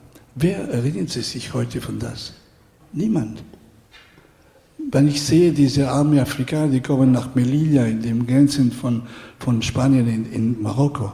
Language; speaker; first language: German; non-native, fluent; Spanish